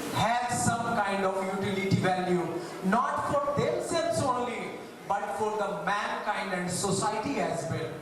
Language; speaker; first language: English; non-native, local second language; Hindi